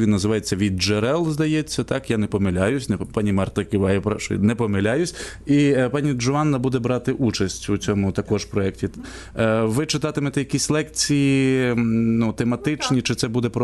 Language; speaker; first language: Ukrainian; native; Ukrainian